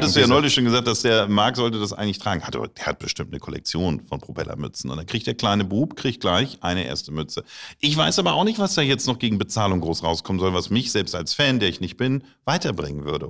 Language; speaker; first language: German; native; German